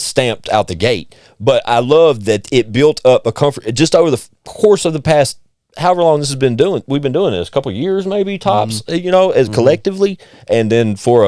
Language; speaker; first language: English; native; English